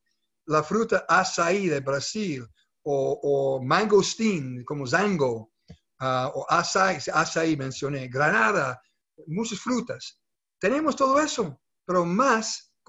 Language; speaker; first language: Spanish; non-native, fluent; English